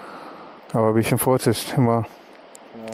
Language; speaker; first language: German; non-native, learner; Telugu